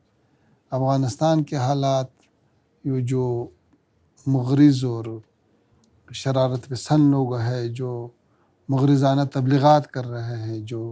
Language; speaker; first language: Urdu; non-native, fluent; Pashto